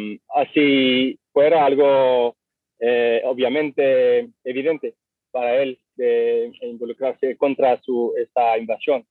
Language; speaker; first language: Spanish; non-native, fluent; French